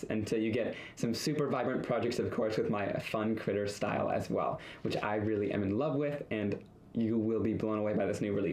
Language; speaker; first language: English; native; English